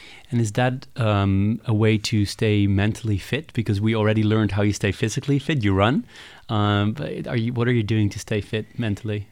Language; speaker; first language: English; non-native, fluent; Dutch